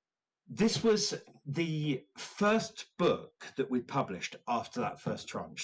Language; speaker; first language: English; native; English